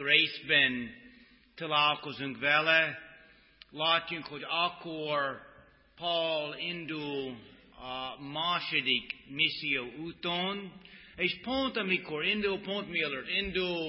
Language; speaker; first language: Hungarian; non-native, fluent; English